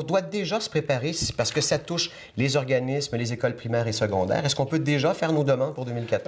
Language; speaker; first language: French; native; French